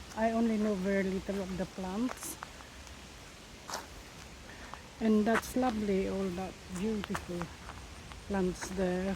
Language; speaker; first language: English; non-native, fluent; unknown